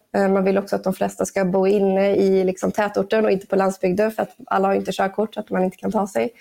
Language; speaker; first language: Swedish; native; Swedish